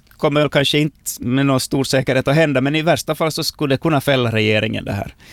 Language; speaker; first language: Swedish; native; Swedish